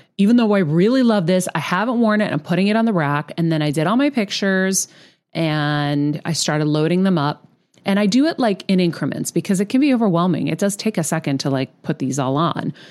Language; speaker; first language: English; early bilingual, other home language; Greek